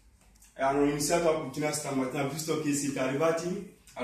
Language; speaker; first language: Italian; non-native, fluent; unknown